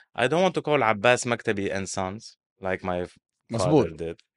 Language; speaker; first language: English; non-native, fluent; Arabic